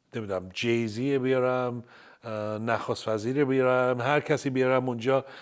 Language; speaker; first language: Persian; early bilingual, heritage; Persian